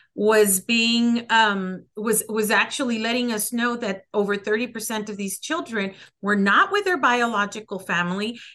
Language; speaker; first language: English; early bilingual, other home language; Spanish